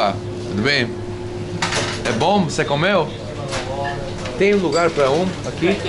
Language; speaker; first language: Portuguese; non-native, learner; English